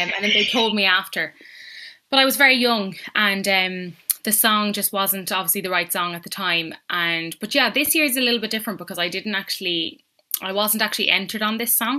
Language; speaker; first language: English; native; English